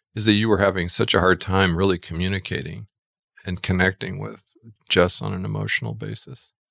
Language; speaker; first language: English; native; English